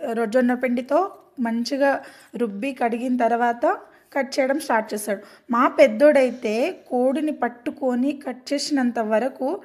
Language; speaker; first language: Telugu; native; Telugu